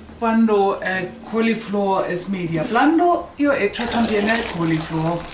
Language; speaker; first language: Spanish; non-native, fluent; Swedish